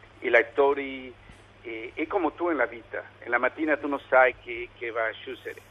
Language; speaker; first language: Italian; non-native, learner; Spanish